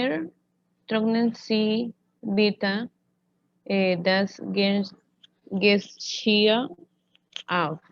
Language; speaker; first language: German; non-native, learner; Spanish